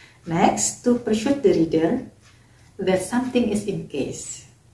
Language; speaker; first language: English; non-native, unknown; Indonesian